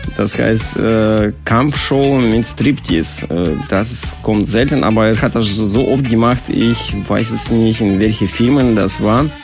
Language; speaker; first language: German; non-native, fluent; Russian